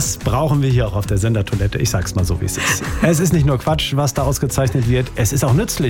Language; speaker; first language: German; native; German